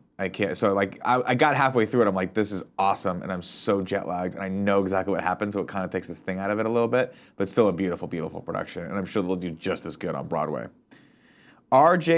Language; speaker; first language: English; native; English